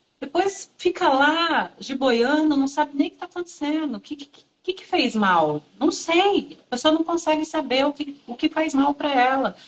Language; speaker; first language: Portuguese; native; Portuguese